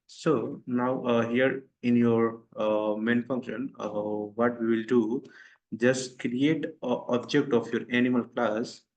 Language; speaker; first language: English; non-native, local second language; Hindi